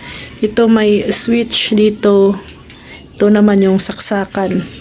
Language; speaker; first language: Filipino; native; Filipino